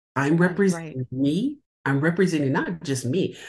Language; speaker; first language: English; native; English